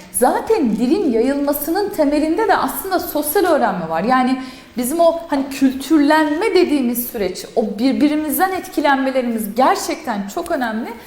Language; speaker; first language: Turkish; native; Turkish